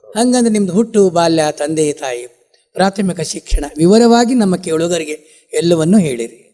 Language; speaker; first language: Kannada; native; Kannada